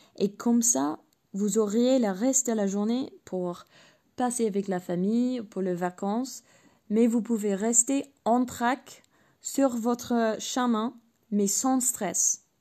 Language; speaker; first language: French; non-native, fluent; English